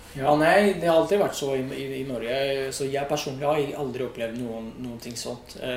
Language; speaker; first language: Swedish; non-native, fluent; Riffian